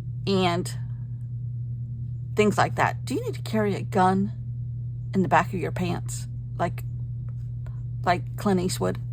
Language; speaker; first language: English; native; English